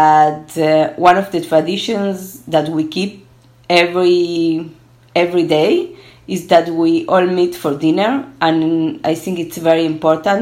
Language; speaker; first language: English; early bilingual, other home language; Spanish